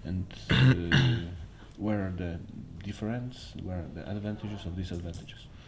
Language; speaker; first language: English; non-native, learner; Polish